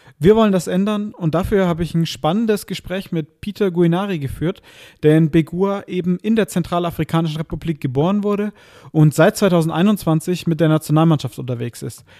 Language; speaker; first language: German; native; German